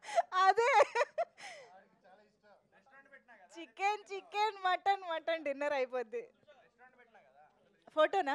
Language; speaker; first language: Telugu; native; Telugu